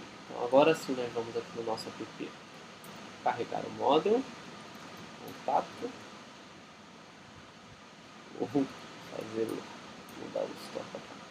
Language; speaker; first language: Portuguese; native; Portuguese